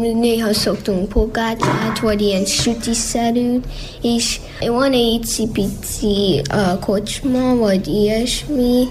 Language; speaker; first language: Hungarian; early bilingual, heritage; Hungarian